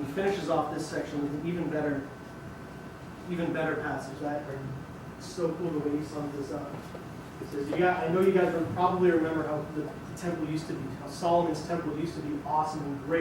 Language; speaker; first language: English; native; English